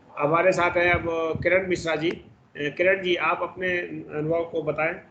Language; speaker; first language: Hindi; native; Hindi